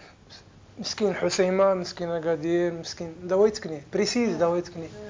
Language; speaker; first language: Dutch; non-native, learner; Arabic